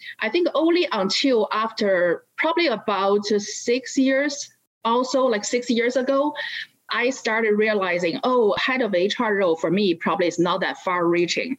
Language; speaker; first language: English; non-native, fluent; Chinese